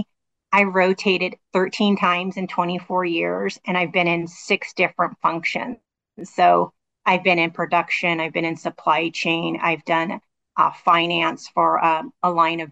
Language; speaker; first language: English; native; English